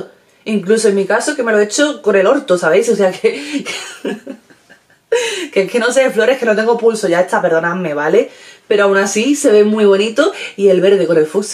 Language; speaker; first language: Spanish; native; Spanish